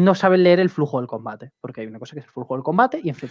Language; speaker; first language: Spanish; native; Spanish